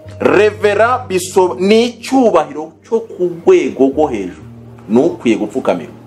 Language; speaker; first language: Kinyarwanda; early bilingual, heritage; Kinyarwanda